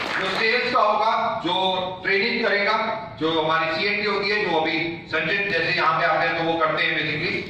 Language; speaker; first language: Hindi; native; Hindi